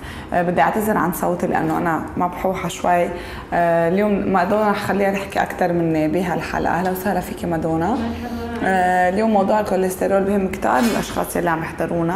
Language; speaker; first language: Arabic; native; Arabic